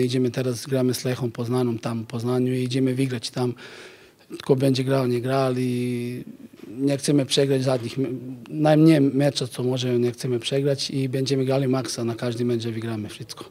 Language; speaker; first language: Polish; non-native, learner; Macedonian